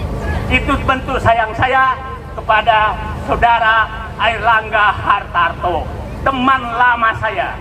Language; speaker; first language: Indonesian; native; Indonesian